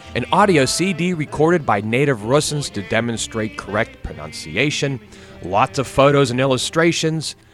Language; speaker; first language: English; native; English